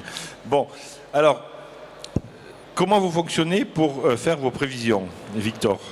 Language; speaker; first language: French; native; French